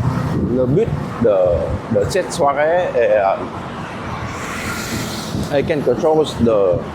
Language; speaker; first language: French; non-native, fluent; Vietnamese